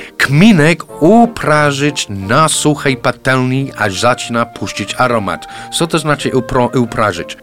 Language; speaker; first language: Polish; non-native, fluent; English